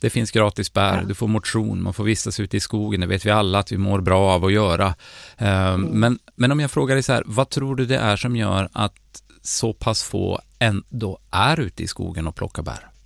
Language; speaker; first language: Swedish; native; Swedish